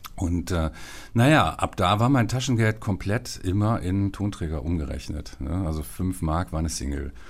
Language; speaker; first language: German; native; German